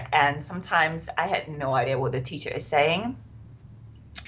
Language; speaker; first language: English; non-native, fluent; Czech